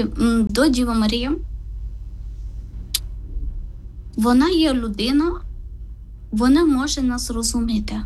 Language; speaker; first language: Ukrainian; non-native, learner; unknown